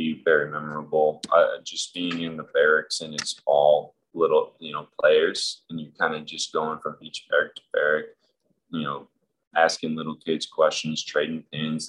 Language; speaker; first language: English; native; English